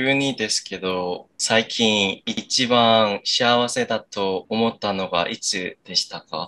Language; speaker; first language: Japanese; non-native, learner; Korean